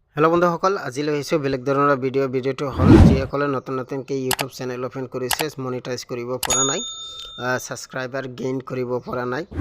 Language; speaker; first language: Assamese; non-native, local second language; Bangla